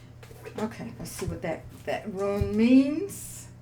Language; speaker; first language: English; native; English